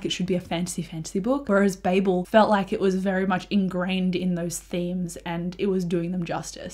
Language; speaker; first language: English; native; English